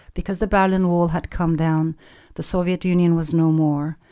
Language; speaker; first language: English; non-native, fluent; Turkish